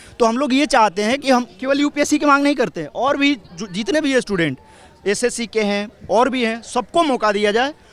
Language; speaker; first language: Hindi; native; Hindi